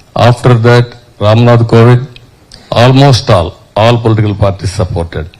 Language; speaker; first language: English; non-native, local second language; Telugu